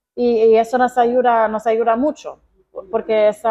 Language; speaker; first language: Spanish; non-native, fluent; Croatian